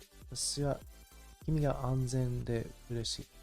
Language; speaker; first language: Japanese; non-native, learner; English